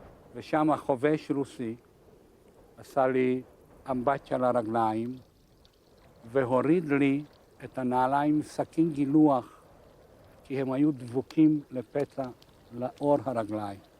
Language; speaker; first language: Hebrew; non-native, fluent; Hungarian